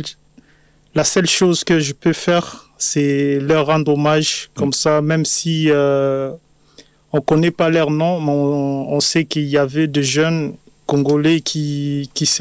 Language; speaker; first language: French; non-native, local second language; Lingala